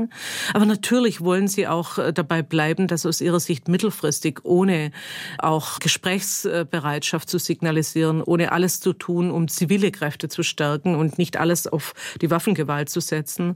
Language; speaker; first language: German; native; German